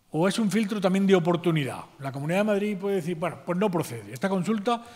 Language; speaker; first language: Spanish; native; Spanish